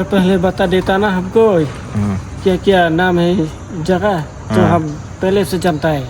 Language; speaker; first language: Hindi; non-native, local second language; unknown